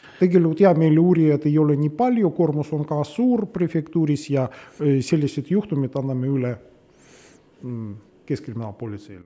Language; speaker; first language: Estonian; non-native, local second language; Russian